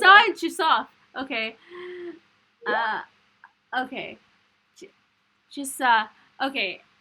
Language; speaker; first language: Russian; non-native, learner; English